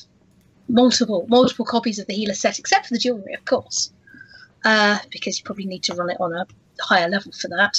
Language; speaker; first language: English; native; English